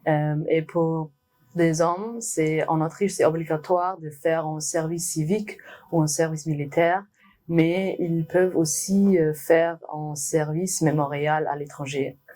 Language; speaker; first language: French; non-native, learner; German